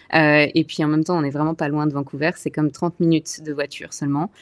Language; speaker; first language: French; native; French